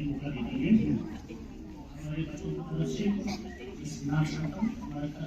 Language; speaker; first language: Hindi; non-native, local second language; Thado Chin